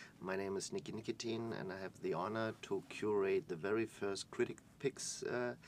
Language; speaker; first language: English; non-native, fluent; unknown